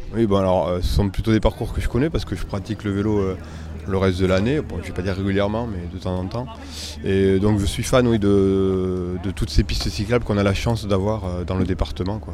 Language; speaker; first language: French; native; French